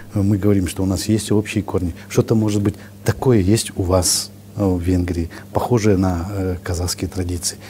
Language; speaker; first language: Russian; non-native, local second language; Kazakh